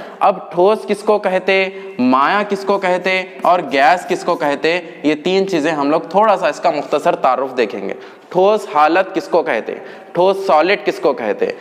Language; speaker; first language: Urdu; native; Urdu